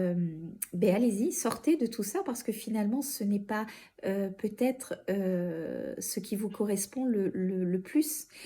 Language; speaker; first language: French; native; French